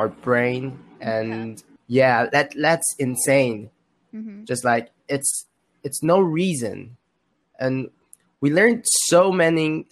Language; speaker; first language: English; non-native, learner; Chinese